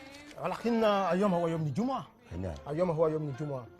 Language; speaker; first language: Arabic; non-native, learner; Wolof